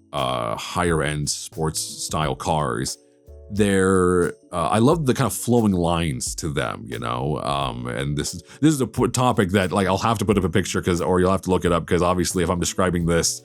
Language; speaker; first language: English; native; English